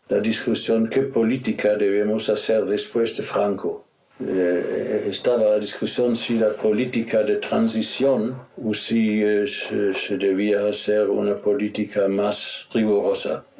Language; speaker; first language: Spanish; non-native, fluent; German